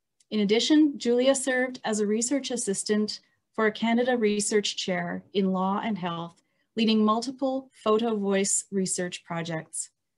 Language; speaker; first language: English; native; English